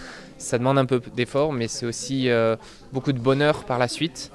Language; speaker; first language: French; native; French